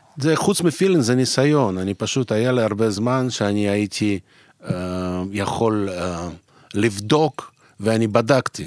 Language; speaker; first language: Hebrew; non-native, fluent; Russian